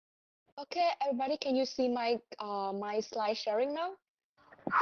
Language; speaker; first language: English; non-native, fluent; Vietnamese